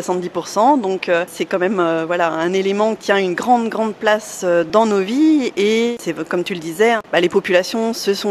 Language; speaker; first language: French; native; French